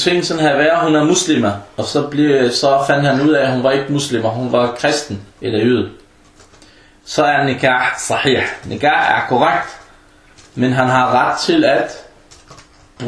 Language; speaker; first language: Danish; early bilingual, other home language; Arabic